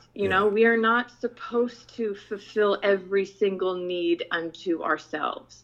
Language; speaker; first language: English; non-native, local second language; Filipino